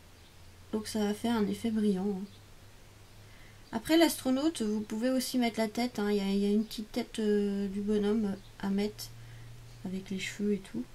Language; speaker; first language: French; native; French